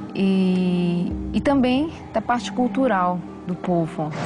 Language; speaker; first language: Portuguese; native; Portuguese